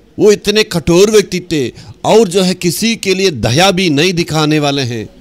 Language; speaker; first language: Hindi; non-native, local second language; Tamil